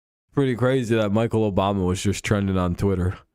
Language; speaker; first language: English; native; English